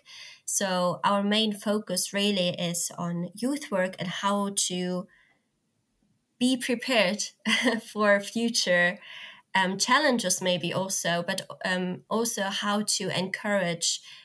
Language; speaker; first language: English; non-native, fluent; German